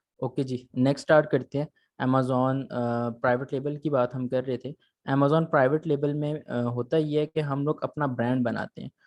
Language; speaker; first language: Urdu; native; Urdu